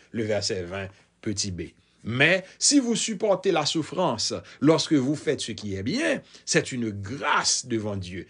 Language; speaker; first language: French; non-native, local second language; Haitian Creole